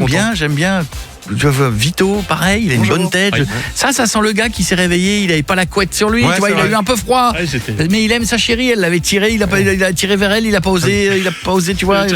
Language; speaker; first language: French; native; French